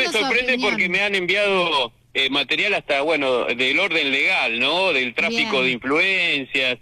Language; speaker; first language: Spanish; native; Spanish